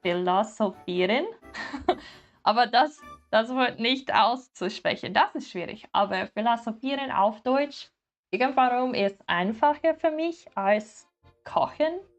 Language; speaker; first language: German; non-native, learner; English